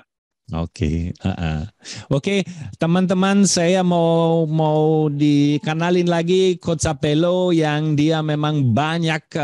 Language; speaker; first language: Indonesian; non-native, fluent; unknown